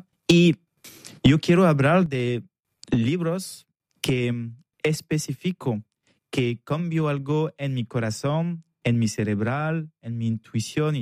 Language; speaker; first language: Spanish; non-native, learner; French